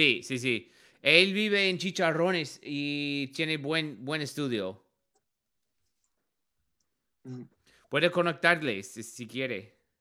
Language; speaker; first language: Spanish; non-native, learner; English